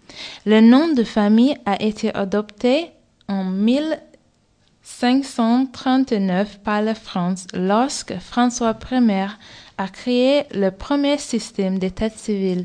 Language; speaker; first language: French; non-native, fluent; English